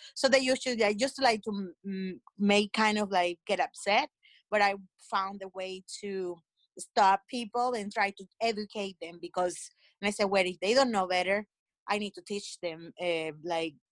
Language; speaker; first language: English; non-native, fluent; Spanish